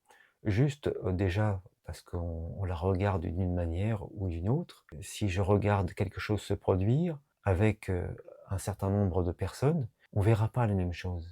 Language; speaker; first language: French; native; French